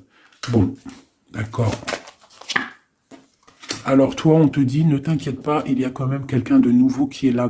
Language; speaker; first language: French; native; French